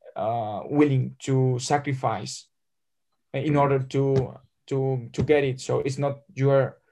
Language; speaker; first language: English; non-native, fluent; Spanish